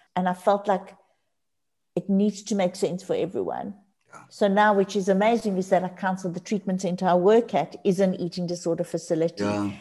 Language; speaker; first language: English; native; English